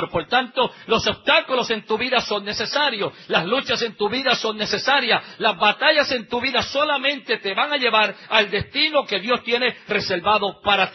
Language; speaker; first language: Spanish; native; Spanish